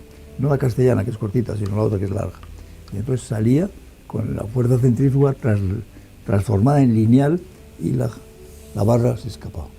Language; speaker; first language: Spanish; native; Spanish